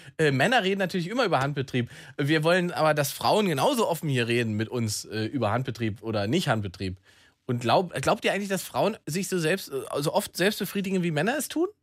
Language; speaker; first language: German; native; German